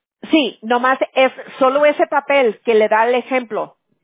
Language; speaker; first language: Spanish; early bilingual, heritage; Spanish